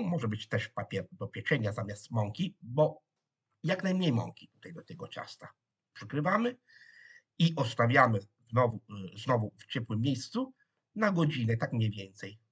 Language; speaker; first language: Polish; non-native, fluent; Italian